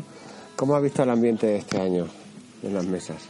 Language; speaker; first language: Spanish; native; Spanish